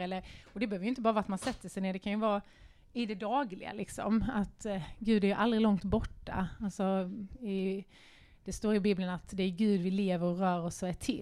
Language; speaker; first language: Swedish; native; Swedish